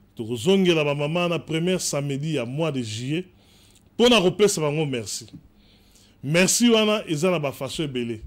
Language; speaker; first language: Lingala; native; Lingala